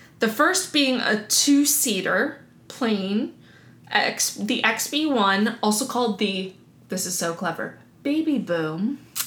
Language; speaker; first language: English; native; English